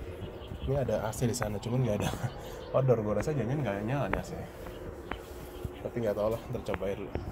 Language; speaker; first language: Indonesian; native; Indonesian